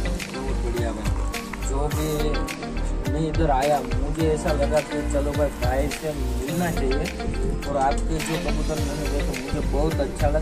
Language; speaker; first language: Hindi; non-native, local second language; Gujarati